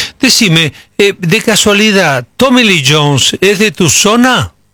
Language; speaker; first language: Spanish; native; Spanish